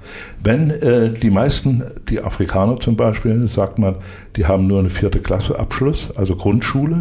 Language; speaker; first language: German; native; German